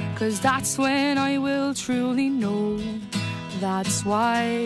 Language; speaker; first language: English; native; English